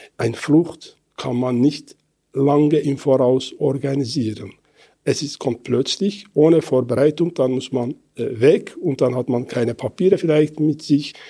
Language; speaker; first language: German; non-native, fluent; Kurdish